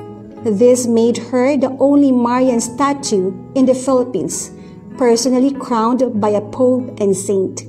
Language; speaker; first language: English; non-native, local second language; Filipino